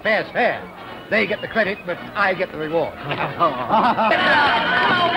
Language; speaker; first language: English; native; English